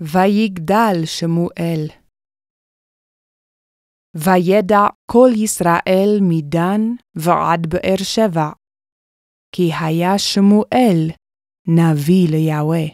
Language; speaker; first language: Hebrew; non-native, fluent; English